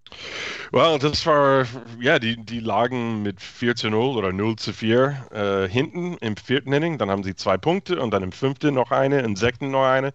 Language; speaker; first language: German; non-native, fluent; English